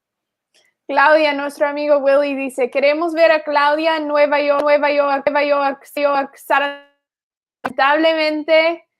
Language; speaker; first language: Spanish; non-native, fluent; English